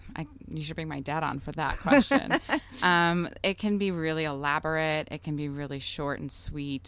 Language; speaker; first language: English; early bilingual, other home language; Russian